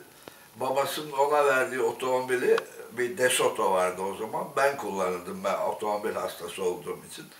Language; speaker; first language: Turkish; native; Turkish